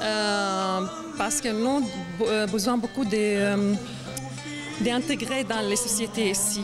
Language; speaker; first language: French; non-native, learner; Arabic